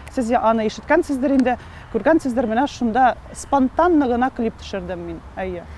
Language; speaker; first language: Tatar; non-native, local second language; Russian